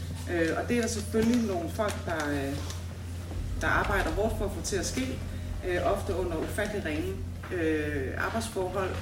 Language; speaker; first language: Danish; native; Danish